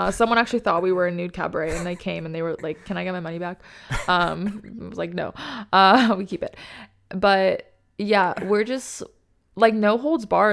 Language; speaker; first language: English; native; English